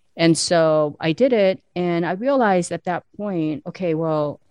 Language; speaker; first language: English; early bilingual, other home language; Korean